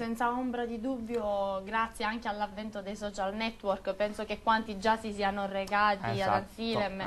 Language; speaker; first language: Italian; native; Italian